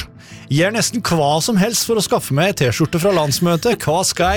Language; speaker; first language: Norwegian; native; Norwegian